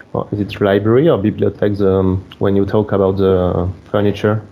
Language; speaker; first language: English; non-native, fluent; French